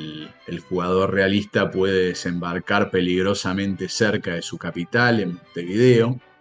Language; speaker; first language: Spanish; native; Spanish